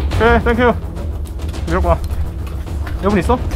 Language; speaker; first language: Korean; native; Korean